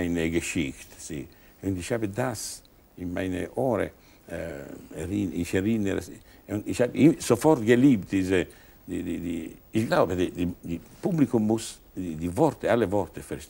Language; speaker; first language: German; non-native, learner; Italian